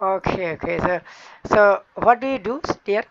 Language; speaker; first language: English; non-native, learner; Bangla